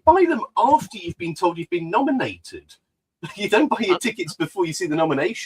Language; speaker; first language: English; native; English